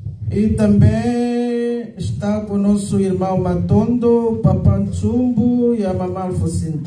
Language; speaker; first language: Portuguese; non-native, local second language; Lingala